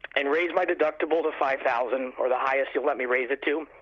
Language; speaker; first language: English; native; English